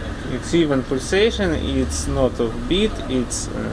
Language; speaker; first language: English; non-native, learner; Russian